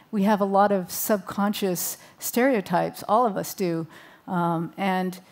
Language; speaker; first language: English; native; English